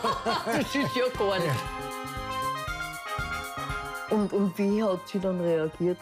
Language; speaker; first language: German; native; German